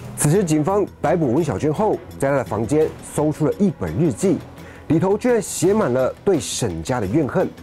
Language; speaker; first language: Chinese; native; Chinese